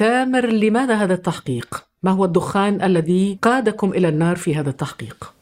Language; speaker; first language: Arabic; native; Arabic